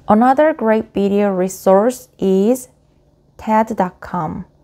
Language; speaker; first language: English; non-native, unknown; Korean